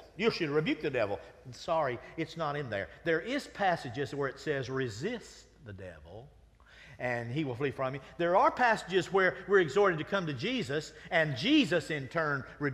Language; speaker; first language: English; native; English